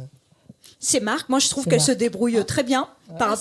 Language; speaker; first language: French; native; French